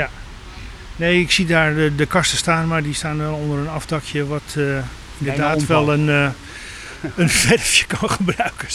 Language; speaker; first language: Dutch; native; Dutch